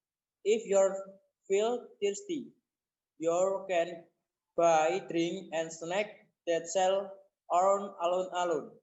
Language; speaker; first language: English; non-native, learner; Indonesian